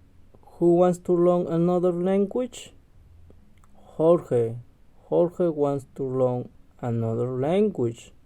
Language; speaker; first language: English; non-native, learner; Spanish